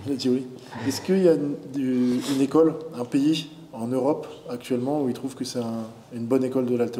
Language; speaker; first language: French; native; French